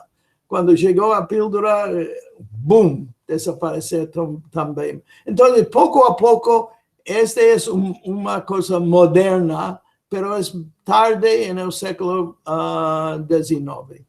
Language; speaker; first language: Spanish; non-native, fluent; English